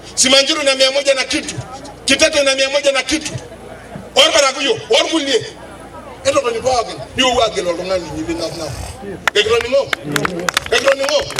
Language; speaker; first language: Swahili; non-native, local second language; Masai